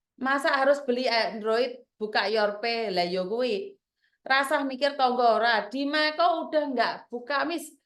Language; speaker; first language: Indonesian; non-native, local second language; Javanese